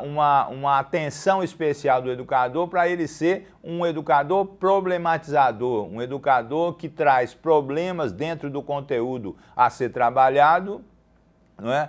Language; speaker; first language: Portuguese; native; Portuguese